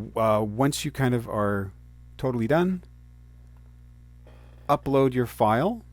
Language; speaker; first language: English; native; English